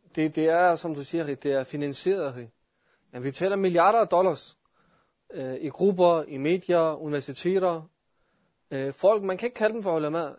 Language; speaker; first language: Danish; early bilingual, other home language; Arabic